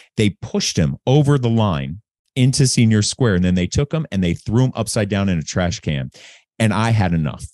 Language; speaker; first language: English; native; English